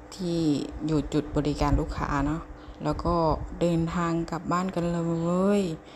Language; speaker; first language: Thai; native; Thai